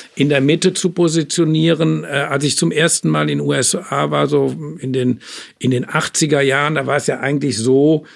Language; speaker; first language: German; native; German